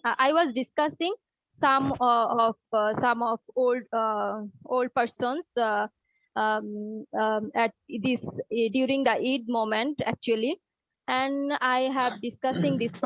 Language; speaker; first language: English; non-native, learner; Bangla